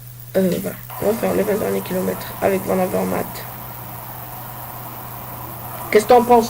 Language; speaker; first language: French; native; French